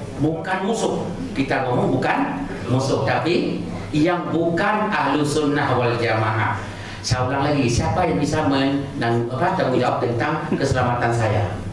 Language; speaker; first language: Indonesian; non-native, local second language; Achinese